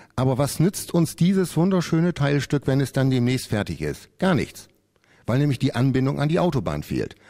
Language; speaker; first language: German; native; German